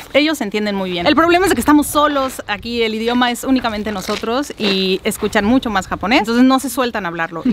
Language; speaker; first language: Spanish; native; Spanish